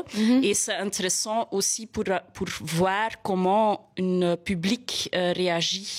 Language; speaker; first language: French; non-native, local second language; Dutch